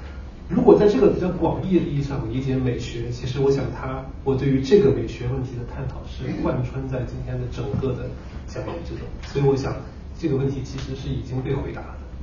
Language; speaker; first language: Chinese; native; Chinese